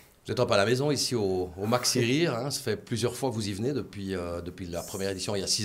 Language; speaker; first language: French; native; French